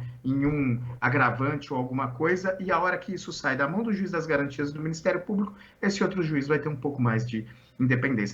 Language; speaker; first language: Portuguese; native; Portuguese